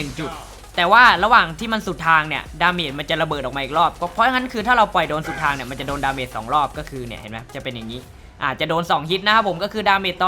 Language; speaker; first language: Thai; native; Thai